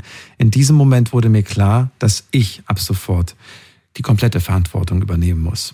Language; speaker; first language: German; native; German